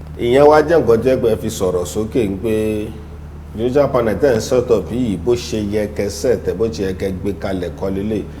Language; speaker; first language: Yoruba; native; Yoruba